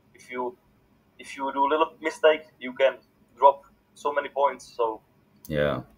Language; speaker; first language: English; non-native, fluent; Czech